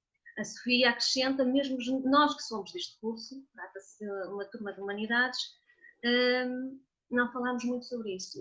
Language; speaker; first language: Portuguese; native; Portuguese